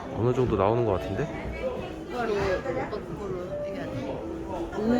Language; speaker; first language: Korean; native; Korean